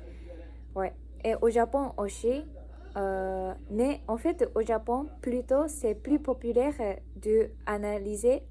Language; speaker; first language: French; non-native, learner; Japanese